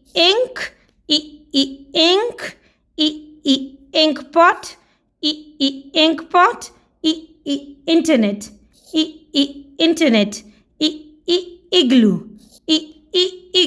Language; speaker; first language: Arabic; non-native, learner; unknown